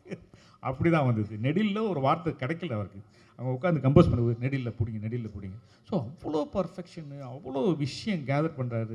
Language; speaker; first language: Tamil; native; Tamil